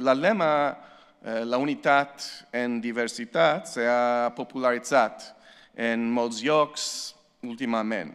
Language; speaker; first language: Catalan; non-native, fluent; English